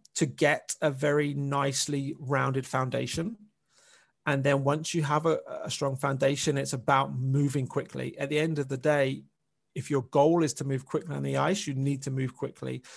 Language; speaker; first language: English; native; English